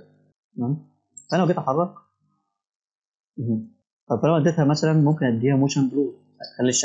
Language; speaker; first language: Arabic; native; Arabic